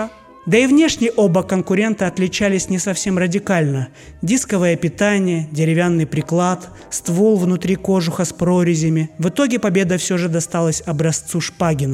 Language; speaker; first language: Russian; native; Russian